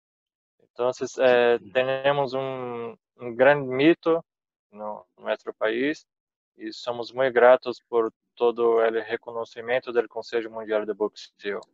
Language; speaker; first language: Spanish; non-native, fluent; Portuguese